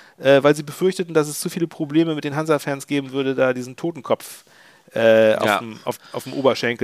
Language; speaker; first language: German; native; German